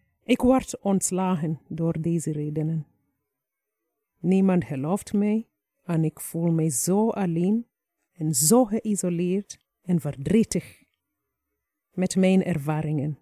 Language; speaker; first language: Dutch; non-native, fluent; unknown